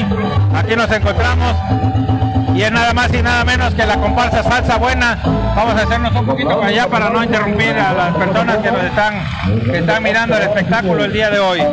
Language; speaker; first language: Spanish; native; Spanish